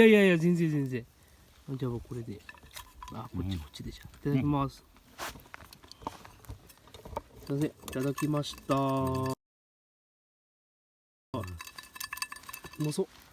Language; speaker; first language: Japanese; native; Japanese